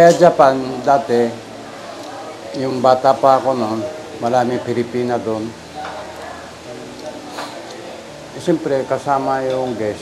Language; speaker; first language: Filipino; non-native, learner; Japanese